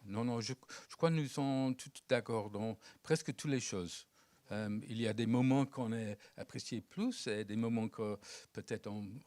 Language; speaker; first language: French; non-native, fluent; English